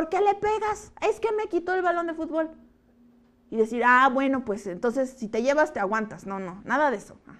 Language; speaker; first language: Spanish; native; Spanish